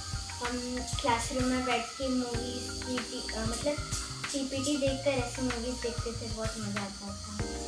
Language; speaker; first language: Hindi; non-native, local second language; Malayalam